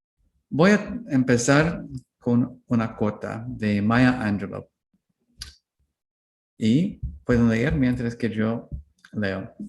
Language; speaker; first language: Spanish; non-native, learner; English